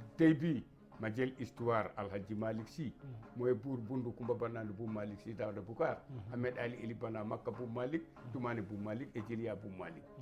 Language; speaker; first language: Wolof; non-native, local second language; Bambara